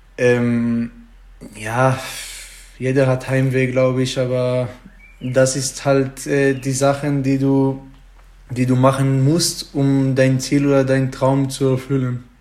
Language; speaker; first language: German; non-native, learner; Hebrew